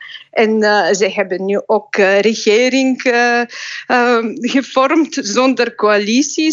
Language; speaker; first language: Dutch; non-native, fluent; Bulgarian